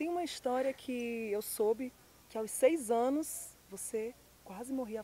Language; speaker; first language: Portuguese; native; Portuguese